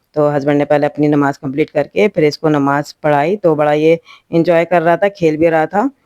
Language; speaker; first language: Hindi; native; Hindi